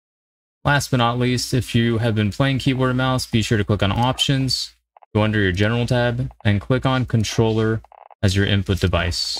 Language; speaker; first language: English; native; English